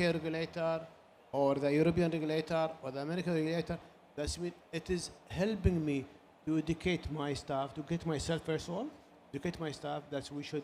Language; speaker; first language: English; non-native, learner; Arabic